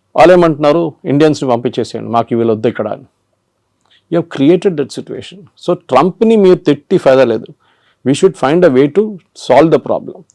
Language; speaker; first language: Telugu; non-native, local second language; Malayalam